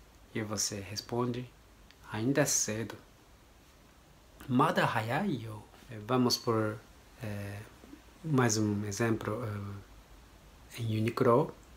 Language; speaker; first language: Portuguese; non-native, learner; Japanese